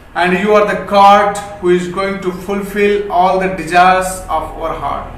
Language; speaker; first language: English; non-native, local second language; Hindi